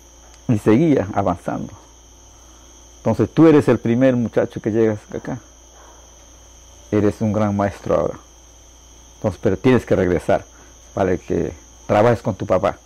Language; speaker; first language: Spanish; non-native, local second language; Shipibo-Conibo